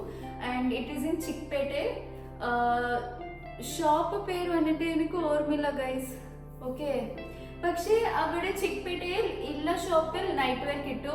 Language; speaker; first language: Malayalam; non-native, local second language; Kannada